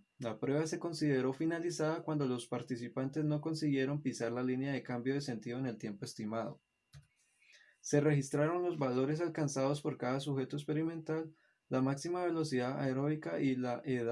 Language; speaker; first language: Spanish; native; Spanish